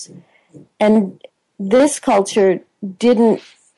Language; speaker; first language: English; native; English